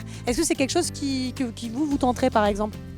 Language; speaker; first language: French; native; French